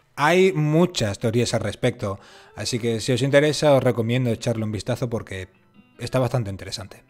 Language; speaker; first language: Spanish; native; Spanish